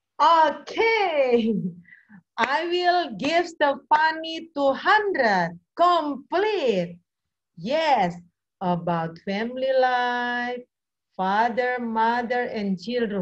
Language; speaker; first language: English; non-native, fluent; Indonesian